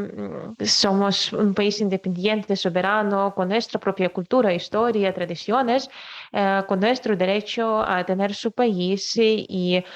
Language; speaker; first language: Spanish; non-native, fluent; Ukrainian